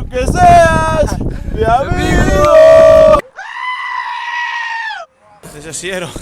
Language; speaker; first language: Spanish; non-native, local second language; Catalan